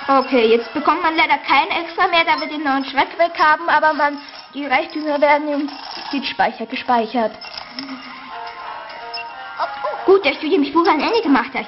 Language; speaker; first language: German; native; German